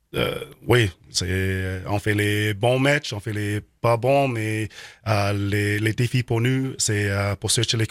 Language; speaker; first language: French; non-native, learner; English